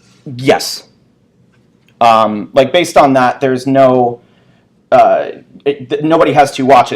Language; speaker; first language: English; native; English